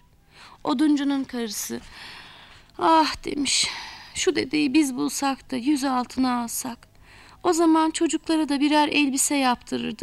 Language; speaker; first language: Turkish; native; Turkish